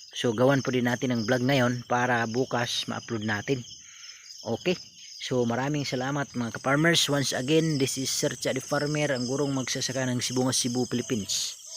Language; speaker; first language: Filipino; non-native, local second language; Cebuano